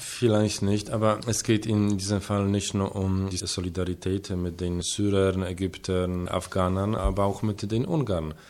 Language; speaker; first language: German; non-native, fluent; Polish